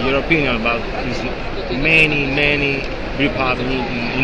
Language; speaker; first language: English; non-native, learner; Italian